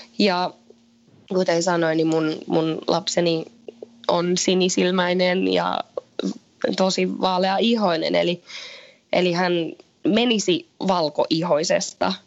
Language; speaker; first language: Finnish; native; Finnish